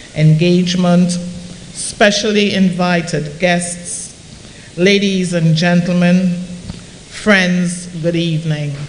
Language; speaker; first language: English; non-native, local second language; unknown